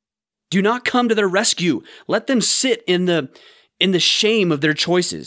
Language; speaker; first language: English; native; English